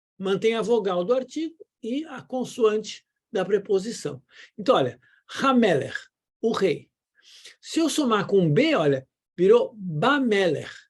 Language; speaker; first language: Portuguese; native; Portuguese